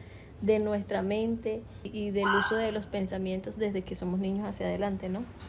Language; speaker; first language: Spanish; native; Spanish